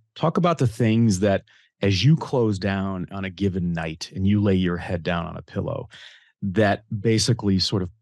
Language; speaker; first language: English; native; English